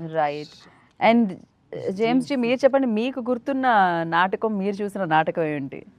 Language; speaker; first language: Telugu; native; Telugu